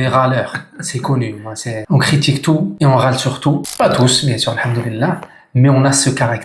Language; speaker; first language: French; native; French